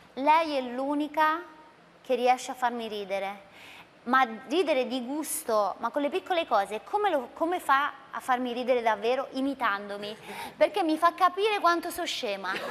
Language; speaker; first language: Italian; native; Italian